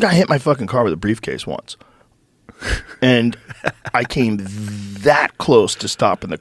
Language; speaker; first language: English; native; English